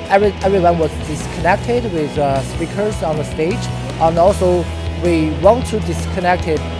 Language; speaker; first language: English; non-native, fluent; Chinese